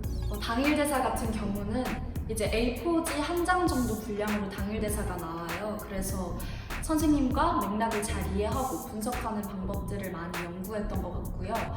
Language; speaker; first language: Korean; native; Korean